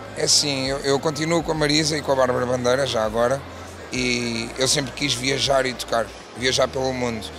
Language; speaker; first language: Portuguese; native; Portuguese